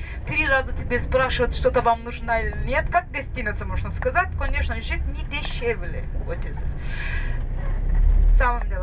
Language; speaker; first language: Russian; non-native, fluent; Turkish